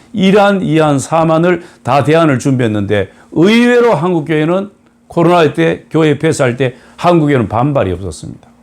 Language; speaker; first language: Korean; native; Korean